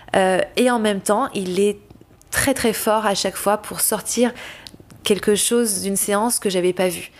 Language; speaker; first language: French; native; French